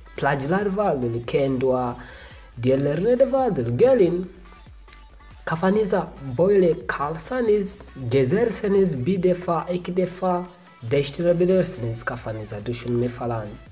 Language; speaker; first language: Turkish; non-native, learner; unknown